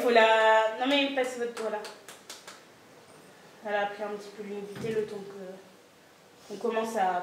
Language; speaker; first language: French; native; French